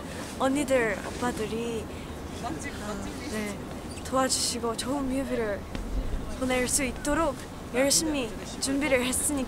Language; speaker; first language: Korean; non-native, fluent; Japanese